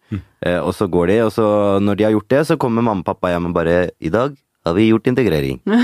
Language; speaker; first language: Norwegian; early bilingual, other home language; Punjabi